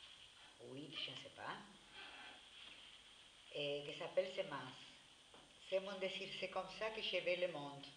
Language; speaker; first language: French; non-native, learner; Spanish